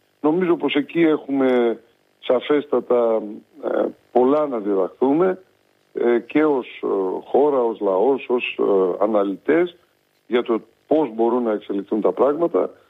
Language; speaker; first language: Greek; native; Greek